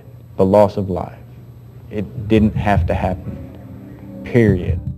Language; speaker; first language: English; native; English